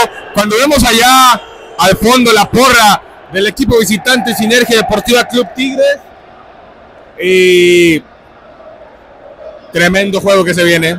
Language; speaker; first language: Spanish; native; Spanish